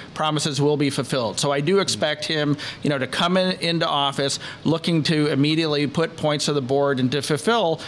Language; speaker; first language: English; native; English